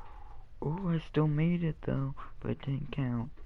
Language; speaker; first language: English; native; English